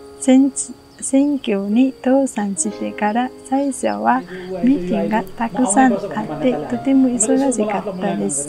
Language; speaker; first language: Japanese; non-native, learner; Nepali